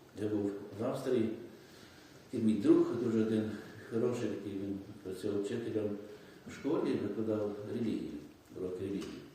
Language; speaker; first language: Ukrainian; native; Ukrainian